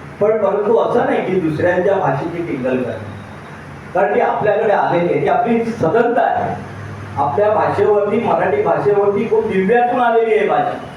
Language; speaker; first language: Marathi; native; Marathi